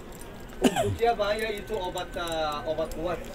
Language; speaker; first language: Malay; non-native, learner; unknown